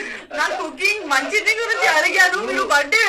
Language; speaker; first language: Telugu; non-native, learner; Gujarati